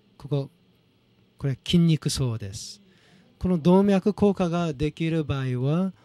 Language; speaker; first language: Japanese; non-native, fluent; Korean